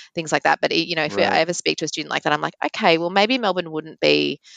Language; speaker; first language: English; native; English